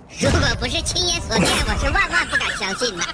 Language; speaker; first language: Chinese; native; Chinese